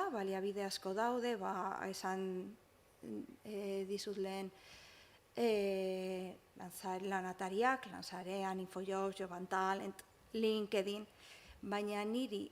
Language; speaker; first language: Basque; non-native, local second language; Spanish